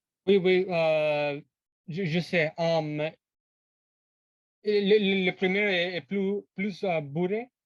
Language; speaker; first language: French; non-native, learner; English